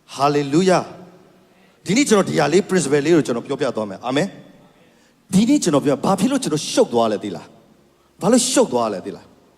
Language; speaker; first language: Burmese; non-native, local second language; Kachin